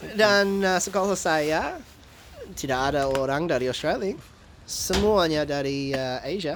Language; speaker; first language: Indonesian; non-native, fluent; English